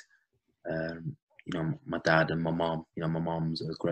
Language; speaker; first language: English; native; English